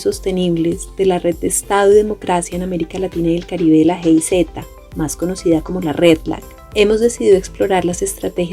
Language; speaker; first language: Spanish; native; Spanish